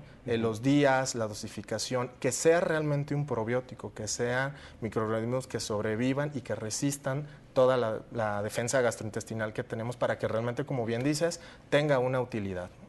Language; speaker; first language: Spanish; native; Spanish